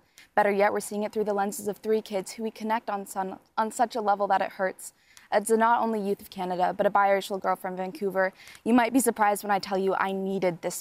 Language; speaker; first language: English; native; English